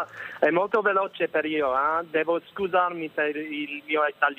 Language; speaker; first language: Italian; non-native, learner; English